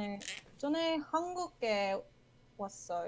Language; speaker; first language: Korean; non-native, learner; English